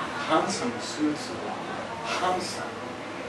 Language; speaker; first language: Japanese; non-native, learner; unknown